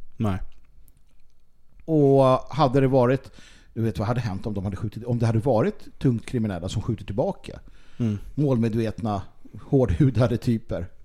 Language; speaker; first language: Swedish; native; Swedish